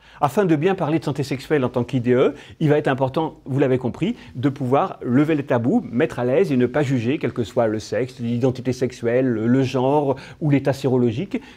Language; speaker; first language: French; native; French